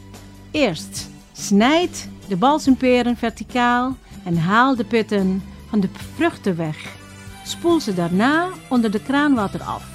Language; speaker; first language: Dutch; non-native, fluent; Indonesian